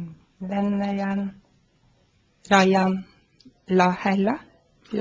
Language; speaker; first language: Finnish; non-native, learner; Norwegian